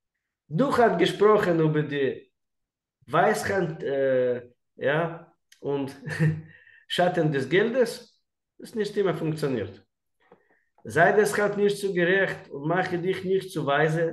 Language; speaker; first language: German; non-native, learner; Russian